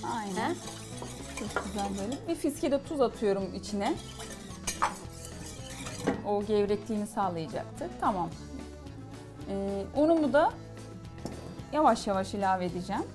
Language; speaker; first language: Turkish; native; Turkish